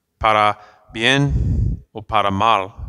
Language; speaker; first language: Spanish; non-native, fluent; English